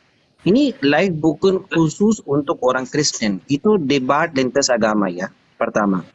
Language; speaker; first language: Indonesian; non-native, learner; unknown